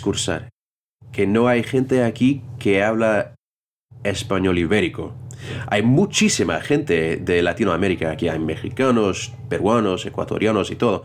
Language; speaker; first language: Spanish; non-native, fluent; English